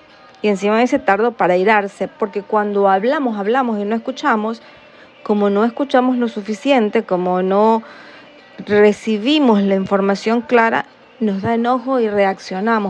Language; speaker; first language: Spanish; native; Spanish